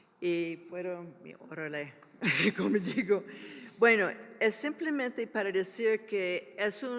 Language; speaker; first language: Spanish; non-native, learner; English